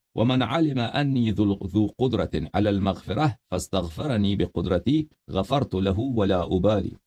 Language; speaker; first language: Urdu; non-native, fluent; Persian